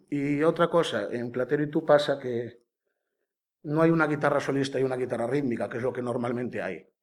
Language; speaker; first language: Spanish; native; Spanish